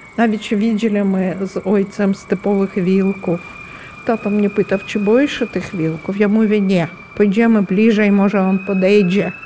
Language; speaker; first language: Polish; non-native, learner; Ukrainian